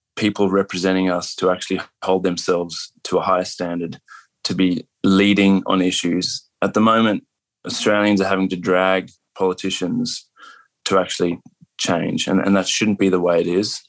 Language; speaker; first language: English; native; English